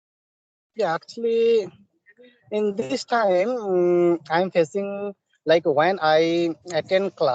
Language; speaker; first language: English; non-native, learner; Bangla